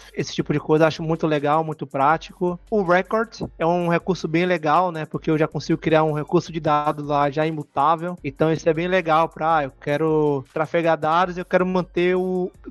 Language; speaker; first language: Portuguese; native; Portuguese